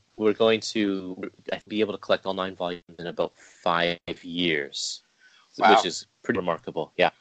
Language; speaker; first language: English; native; English